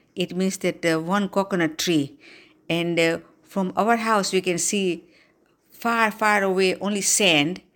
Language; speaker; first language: English; non-native, local second language; Gujarati